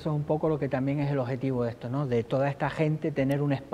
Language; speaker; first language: Spanish; native; Spanish